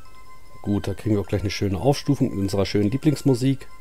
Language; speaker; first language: German; native; German